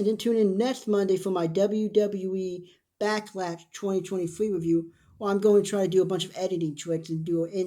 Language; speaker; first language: English; native; English